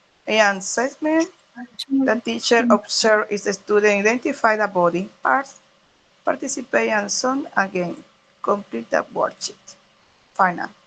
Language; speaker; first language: English; non-native, learner; Spanish